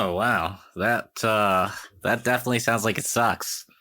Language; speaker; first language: English; native; English